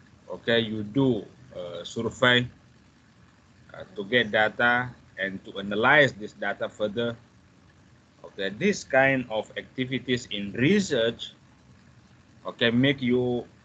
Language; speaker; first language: English; non-native, fluent; Buginese